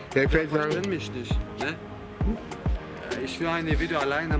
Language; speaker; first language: German; non-native, learner; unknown